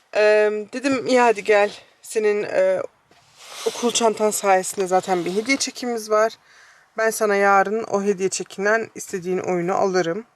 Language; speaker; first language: Turkish; early bilingual, heritage; Turkish